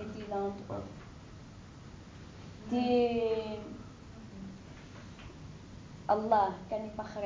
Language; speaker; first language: Dutch; non-native, learner; Arabic